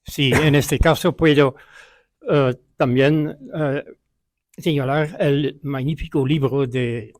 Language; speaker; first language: Spanish; non-native, fluent; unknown